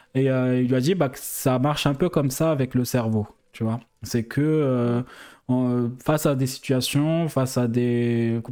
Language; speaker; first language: French; non-native, local second language; Arabic